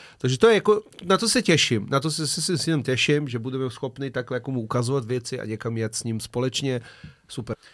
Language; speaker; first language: Czech; non-native, fluent; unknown